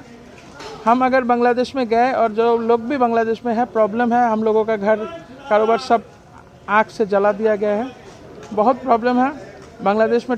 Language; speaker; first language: Hindi; non-native, fluent; Bangla